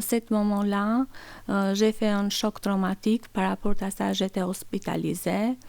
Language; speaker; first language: French; non-native, learner; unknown